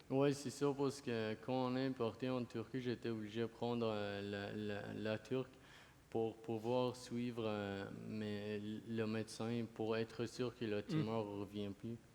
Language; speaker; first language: French; early bilingual, other home language; Kurdish